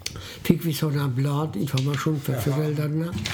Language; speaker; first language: Swedish; non-native, fluent; Polish